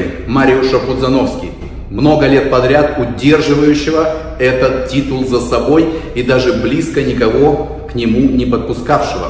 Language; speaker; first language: Russian; native; Russian